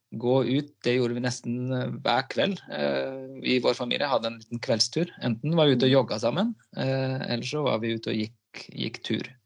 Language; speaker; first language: Norwegian; native; Norwegian